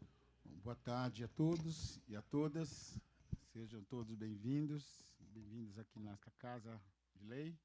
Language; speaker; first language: Portuguese; native; Portuguese